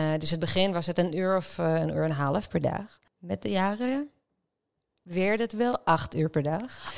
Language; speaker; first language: Dutch; non-native, fluent; Hebrew